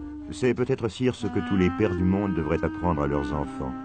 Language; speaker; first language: French; native; French